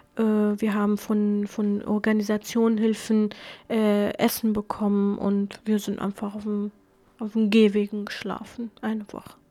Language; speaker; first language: German; non-native, fluent; Kurdish